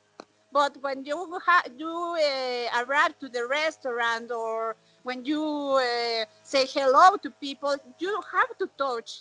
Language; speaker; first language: English; non-native, learner; Spanish